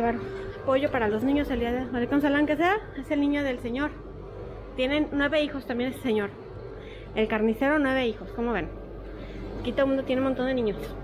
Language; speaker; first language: Spanish; native; Spanish